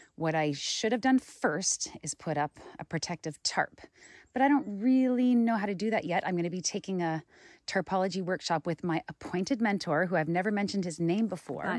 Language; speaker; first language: English; native; English